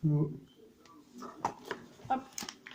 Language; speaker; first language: French; native; French